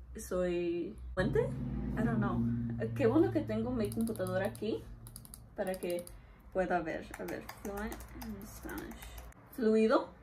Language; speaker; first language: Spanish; early bilingual, heritage; Spanish